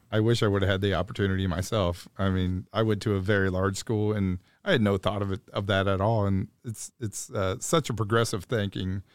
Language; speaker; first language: English; native; English